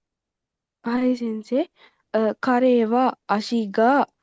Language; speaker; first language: Japanese; non-native, learner; Sinhala